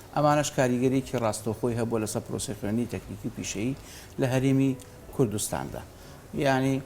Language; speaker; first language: Central Kurdish; native; Central Kurdish